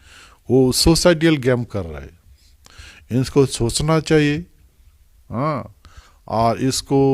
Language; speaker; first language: Hindi; non-native, local second language; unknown